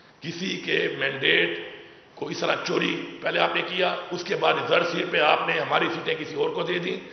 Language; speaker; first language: Urdu; non-native, local second language; Pashto